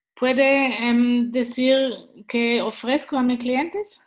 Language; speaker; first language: Spanish; non-native, learner; Swiss German